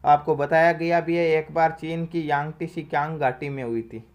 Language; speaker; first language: Hindi; native; Hindi